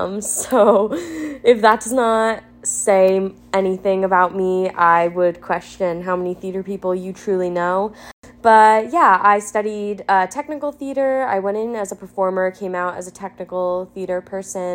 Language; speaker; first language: English; native; English